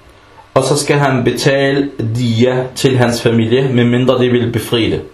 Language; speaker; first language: Danish; non-native, fluent; Arabic